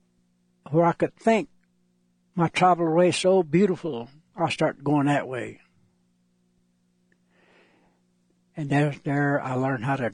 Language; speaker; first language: English; non-native, local second language; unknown